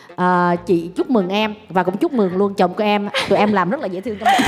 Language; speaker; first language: Vietnamese; native; Vietnamese